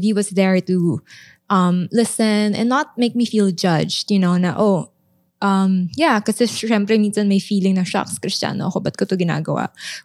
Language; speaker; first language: English; non-native, local second language; Filipino